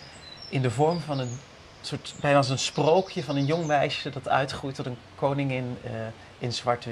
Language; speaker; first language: Dutch; native; Dutch